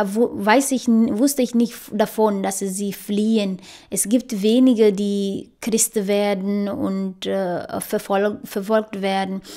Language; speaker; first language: German; non-native, fluent; Fula